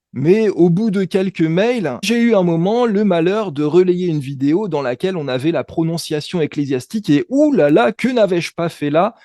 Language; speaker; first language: French; native; French